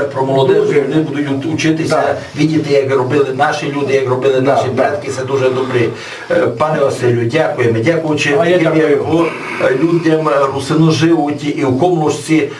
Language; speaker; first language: Ukrainian; native; Ukrainian